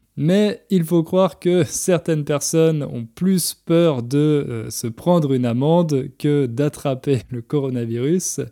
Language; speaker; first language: French; native; French